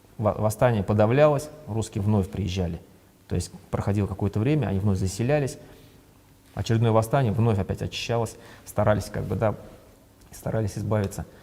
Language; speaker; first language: Russian; non-native, local second language; Bashkir